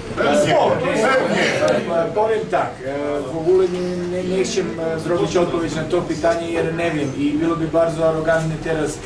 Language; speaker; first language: Polish; non-native, fluent; Serbian